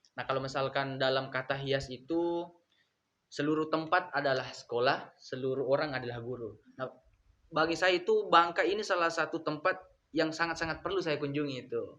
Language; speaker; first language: Indonesian; non-native, local second language; Buginese